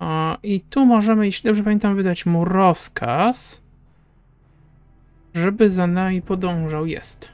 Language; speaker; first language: Polish; native; Polish